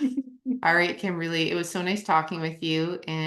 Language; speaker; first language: English; native; English